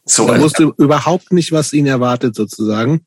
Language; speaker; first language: German; native; German